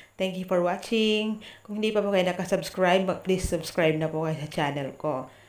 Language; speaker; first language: Filipino; native; Filipino